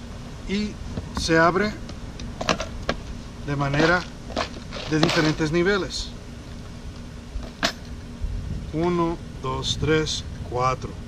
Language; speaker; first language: Spanish; early bilingual, heritage; Spanish